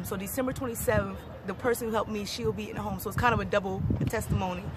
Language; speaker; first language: English; native; English